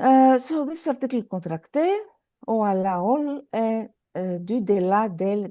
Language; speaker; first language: French; non-native, fluent; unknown